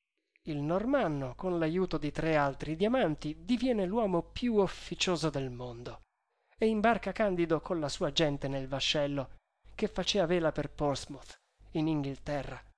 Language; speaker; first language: Italian; native; Italian